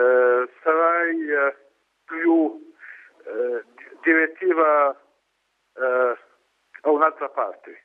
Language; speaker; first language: Italian; non-native, learner; Arabic